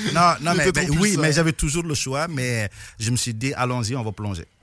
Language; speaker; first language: French; non-native, local second language; Wolof